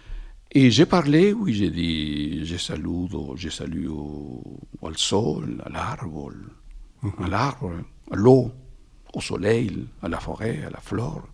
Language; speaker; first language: French; non-native, fluent; Spanish